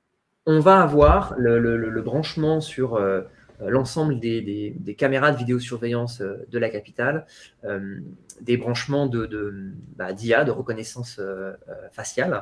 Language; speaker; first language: French; native; French